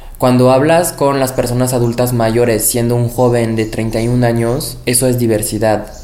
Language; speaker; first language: Spanish; non-native, fluent; French